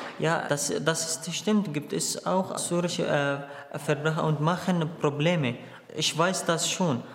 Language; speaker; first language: German; non-native, learner; Arabic